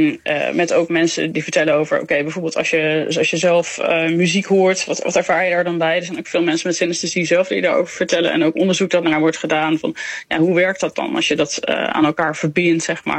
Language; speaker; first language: Dutch; native; Dutch